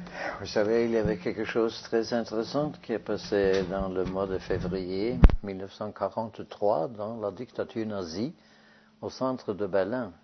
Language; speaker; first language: French; non-native, fluent; Norwegian